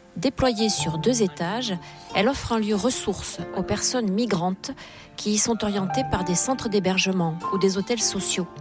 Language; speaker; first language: French; native; French